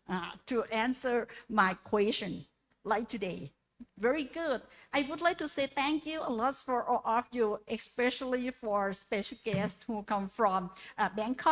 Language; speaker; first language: English; non-native, learner; Indonesian